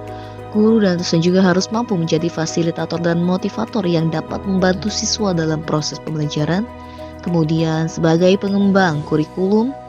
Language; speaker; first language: Indonesian; native; Indonesian